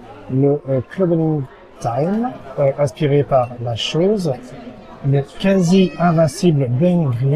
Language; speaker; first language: French; native; French